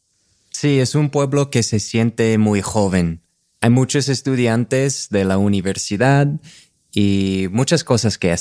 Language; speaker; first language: Spanish; non-native, fluent; English